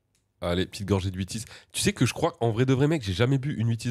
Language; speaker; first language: French; native; French